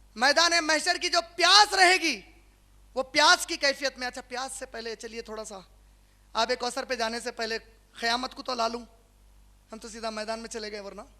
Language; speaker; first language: Hindi; non-native, local second language; Urdu